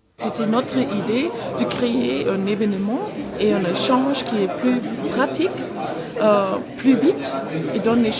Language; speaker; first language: French; non-native, fluent; German